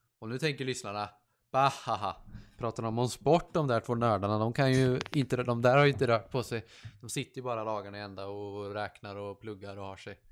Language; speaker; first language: Swedish; native; Swedish